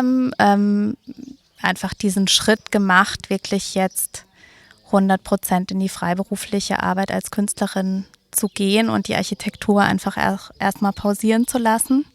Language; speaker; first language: German; native; German